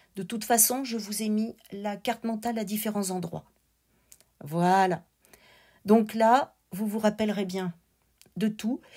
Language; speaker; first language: French; native; French